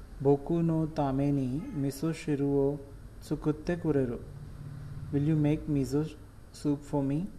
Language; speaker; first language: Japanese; non-native, learner; Hindi